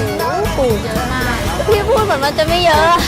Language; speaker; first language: Thai; native; Thai